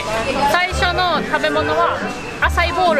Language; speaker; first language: Japanese; non-native, fluent; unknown